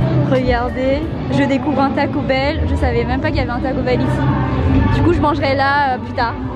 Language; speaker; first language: French; native; French